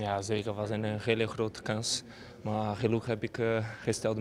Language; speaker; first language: Dutch; non-native, fluent; Portuguese